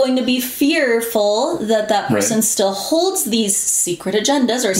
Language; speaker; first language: English; native; English